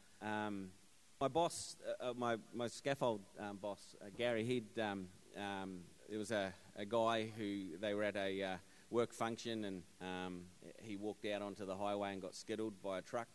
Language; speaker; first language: English; native; English